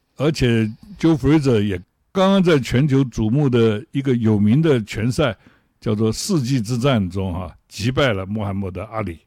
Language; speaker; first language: Chinese; native; Chinese